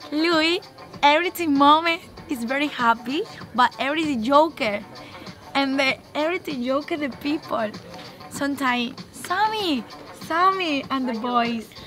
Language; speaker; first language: English; non-native, learner; Spanish